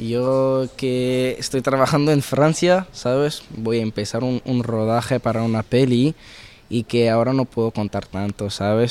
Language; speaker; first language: Spanish; early bilingual, heritage; Arabic